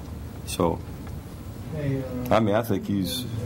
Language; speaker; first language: English; native; English